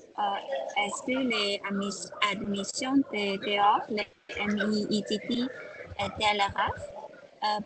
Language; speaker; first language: French; non-native, learner; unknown